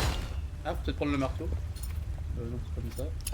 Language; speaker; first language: French; native; French